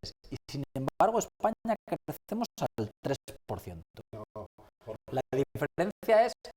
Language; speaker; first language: Spanish; native; Spanish